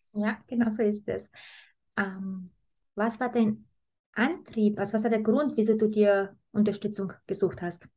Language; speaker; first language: German; native; German